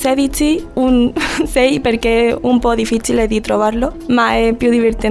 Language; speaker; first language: Italian; non-native, learner; Spanish